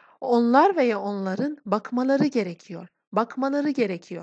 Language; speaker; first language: Turkish; non-native, fluent; Persian